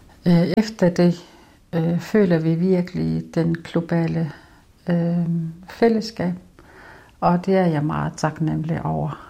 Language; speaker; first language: Danish; non-native, local second language; Kalaallisut